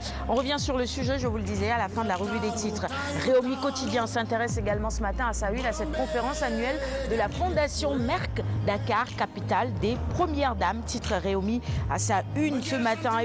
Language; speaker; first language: French; non-native, local second language; Wolof